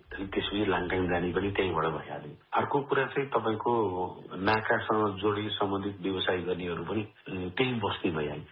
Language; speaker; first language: Nepali; native; Nepali